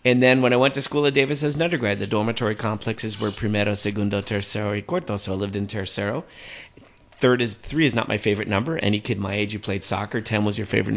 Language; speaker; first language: English; native; English